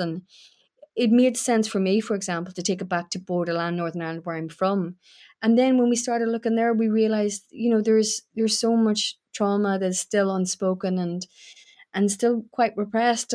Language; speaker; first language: English; native; English